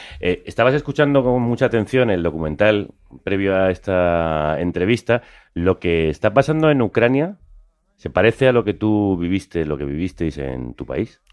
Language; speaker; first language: Spanish; native; Spanish